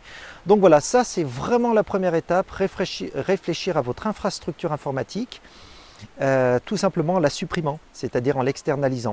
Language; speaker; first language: French; native; French